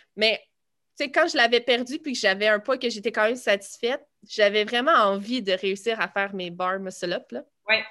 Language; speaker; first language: French; native; French